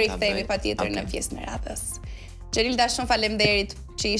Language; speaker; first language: Albanian; native; Albanian